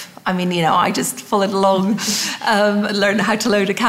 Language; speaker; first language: English; native; English